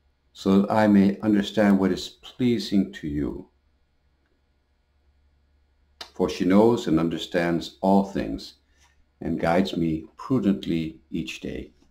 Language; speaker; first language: English; native; English